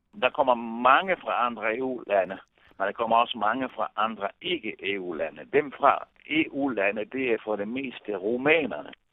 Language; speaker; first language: Danish; non-native, fluent; Italian